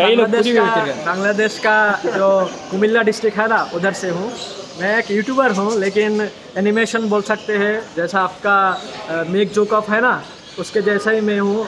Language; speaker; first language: Hindi; non-native, fluent; Bangla